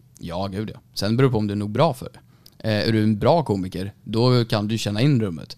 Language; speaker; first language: Swedish; native; Swedish